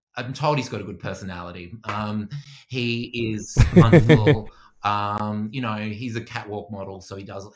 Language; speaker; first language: English; native; English